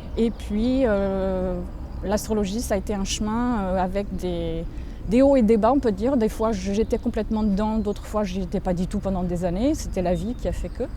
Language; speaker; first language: French; non-native, fluent; Portuguese